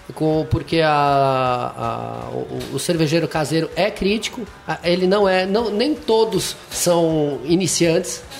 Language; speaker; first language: Portuguese; non-native, fluent; French